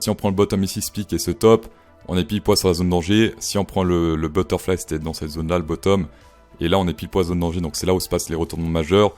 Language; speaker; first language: French; native; French